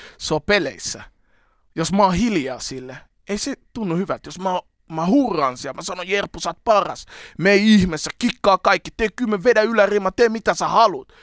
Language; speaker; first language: Finnish; early bilingual, other home language; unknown